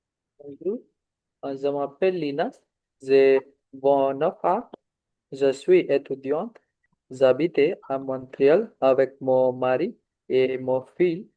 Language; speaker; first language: French; non-native, learner; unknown